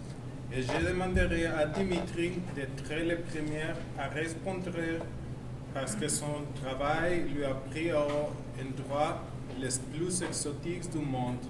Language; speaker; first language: French; non-native, learner; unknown